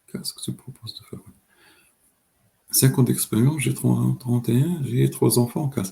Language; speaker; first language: French; non-native, local second language; Arabic